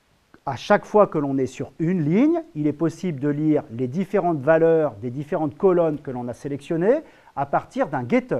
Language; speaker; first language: French; native; French